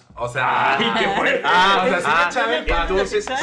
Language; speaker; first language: Spanish; native; Spanish